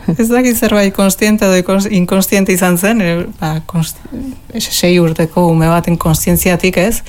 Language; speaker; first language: Basque; early bilingual, other home language; Spanish